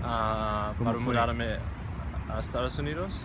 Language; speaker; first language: Spanish; non-native, fluent; English